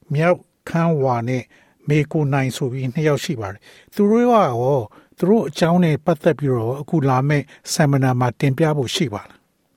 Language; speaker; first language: Burmese; native; Burmese